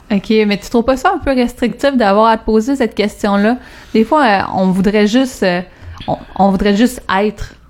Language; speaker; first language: French; native; French